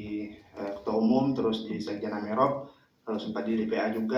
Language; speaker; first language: Indonesian; native; Indonesian